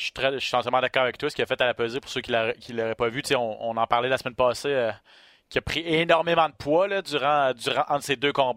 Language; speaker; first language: French; native; French